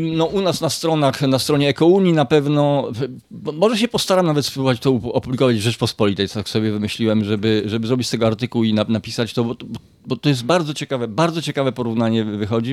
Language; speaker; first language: Polish; native; Polish